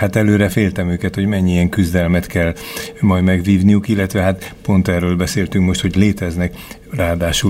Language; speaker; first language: Hungarian; native; Hungarian